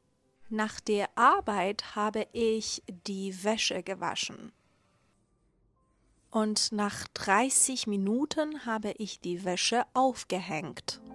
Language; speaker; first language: German; non-native, fluent; Persian